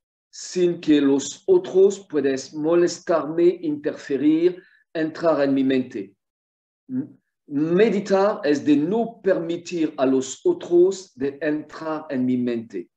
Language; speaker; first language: Spanish; non-native, fluent; French